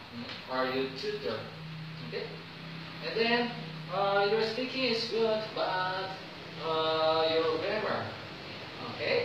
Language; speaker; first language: English; non-native, learner; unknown